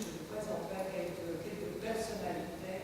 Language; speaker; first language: French; non-native, fluent; Romanian